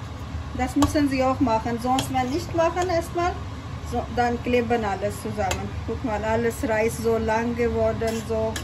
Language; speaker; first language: German; non-native, learner; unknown